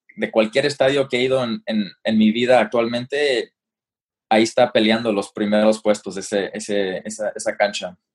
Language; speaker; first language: Spanish; early bilingual, heritage; Spanish